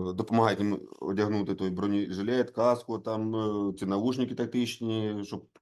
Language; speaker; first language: Ukrainian; non-native, local second language; Russian